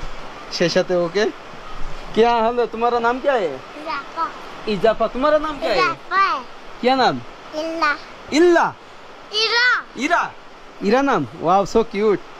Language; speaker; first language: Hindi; non-native, learner; Bangla